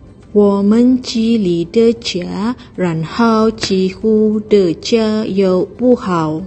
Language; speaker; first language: Chinese; non-native, learner; Malay